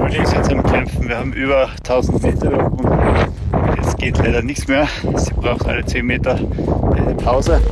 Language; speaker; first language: German; native; German